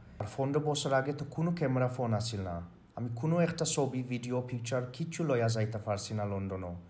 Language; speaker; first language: Bangla; early bilingual, heritage; Bangla